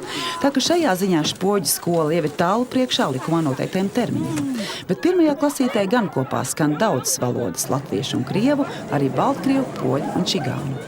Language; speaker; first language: Latvian; native; Latvian